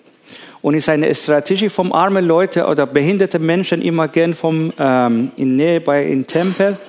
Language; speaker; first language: German; non-native, learner; Persian